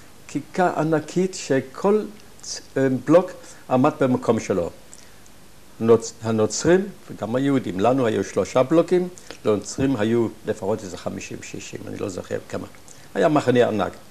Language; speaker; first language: Hebrew; non-native, fluent; German